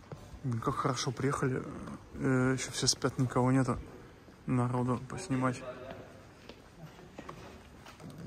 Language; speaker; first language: Russian; native; Russian